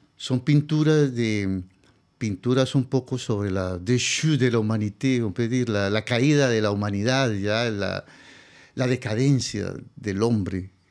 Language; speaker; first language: Spanish; native; Spanish